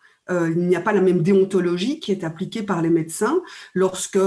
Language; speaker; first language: French; native; French